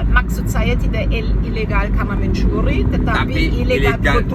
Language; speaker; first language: Indonesian; non-native, fluent; German